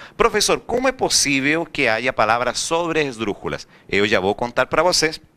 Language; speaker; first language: Portuguese; non-native, fluent; Spanish